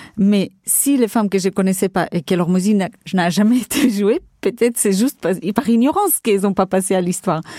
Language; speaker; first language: French; non-native, fluent; Portuguese